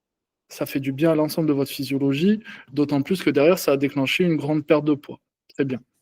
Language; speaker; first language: French; native; French